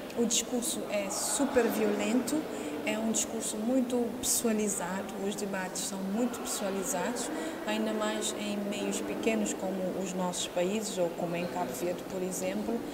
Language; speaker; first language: Portuguese; non-native, local second language; Kabuverdianu